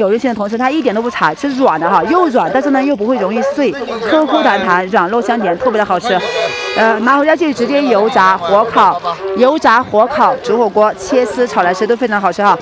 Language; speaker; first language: Chinese; native; Chinese